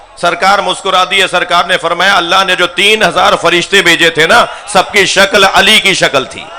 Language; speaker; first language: Urdu; non-native, local second language; Sindhi